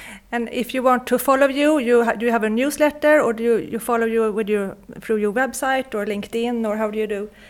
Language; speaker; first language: English; non-native, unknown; Swedish